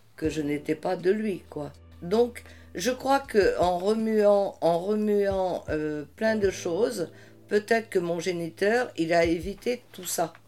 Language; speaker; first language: French; early bilingual, heritage; French